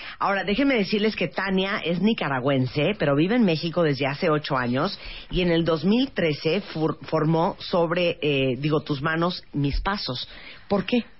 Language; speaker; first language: Spanish; native; Spanish